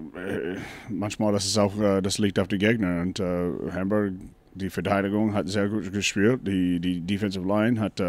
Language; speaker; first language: German; non-native, fluent; English